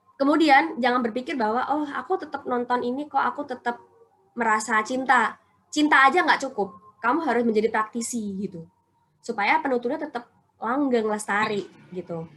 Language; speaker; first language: Indonesian; non-native, local second language; Javanese